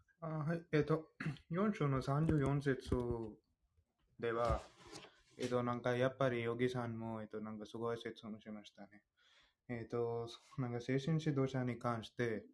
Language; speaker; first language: Japanese; non-native, fluent; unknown